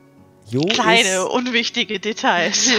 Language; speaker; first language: German; native; German